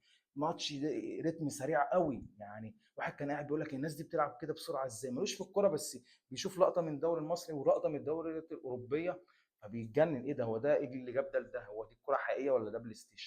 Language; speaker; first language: Arabic; native; Arabic